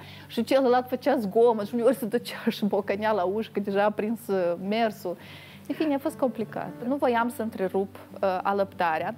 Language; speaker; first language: Romanian; native; Romanian